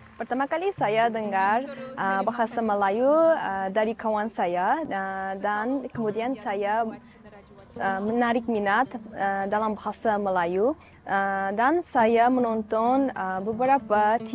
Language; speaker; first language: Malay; non-native, fluent; Uzbek